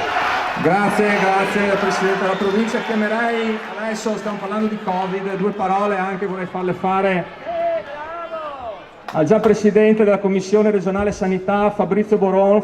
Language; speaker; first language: Italian; native; Italian